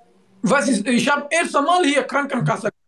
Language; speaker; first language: German; non-native, learner; Turkish